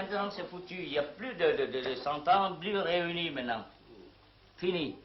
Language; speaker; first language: French; non-native, local second language; Vietnamese